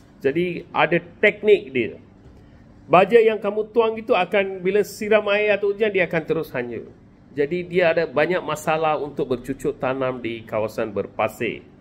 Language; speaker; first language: Malay; non-native, local second language; Tamil